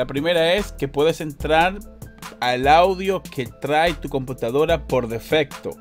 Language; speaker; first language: Spanish; native; Spanish